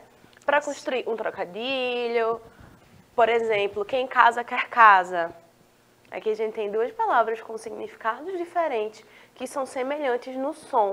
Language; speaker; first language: Portuguese; native; Portuguese